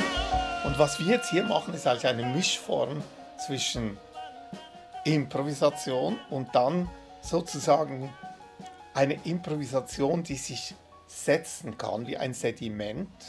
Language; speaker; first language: German; early bilingual, other home language; English